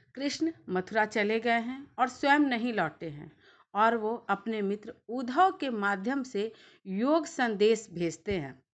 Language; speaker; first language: Hindi; native; Hindi